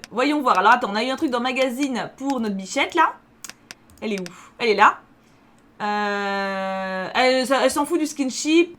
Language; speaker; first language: French; native; French